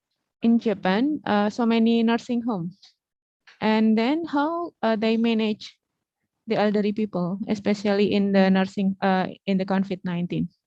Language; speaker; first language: English; non-native, learner; Indonesian